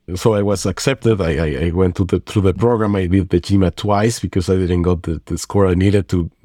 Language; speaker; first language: English; non-native, fluent; Spanish